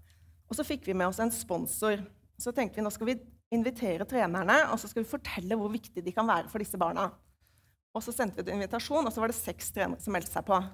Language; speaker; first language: Norwegian; native; Norwegian